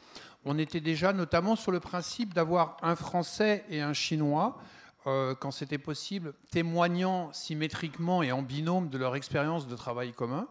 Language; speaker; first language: French; native; French